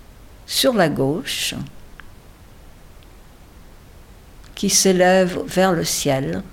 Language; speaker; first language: French; native; French